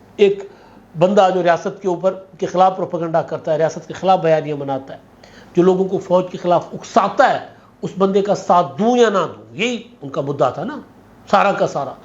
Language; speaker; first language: Urdu; non-native, local second language; Sindhi